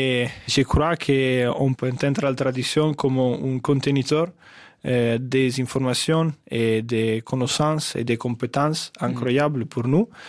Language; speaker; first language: French; non-native, fluent; Italian